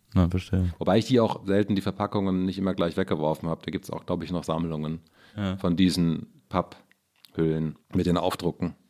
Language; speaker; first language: German; native; German